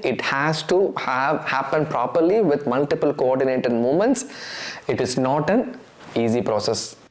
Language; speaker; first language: English; non-native, local second language; Tamil